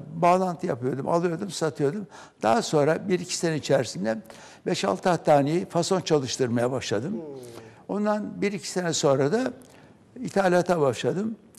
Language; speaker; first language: Turkish; native; Turkish